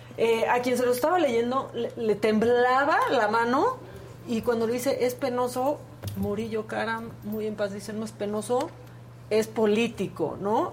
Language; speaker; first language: Spanish; native; Spanish